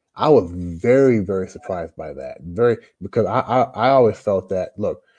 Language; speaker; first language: English; native; English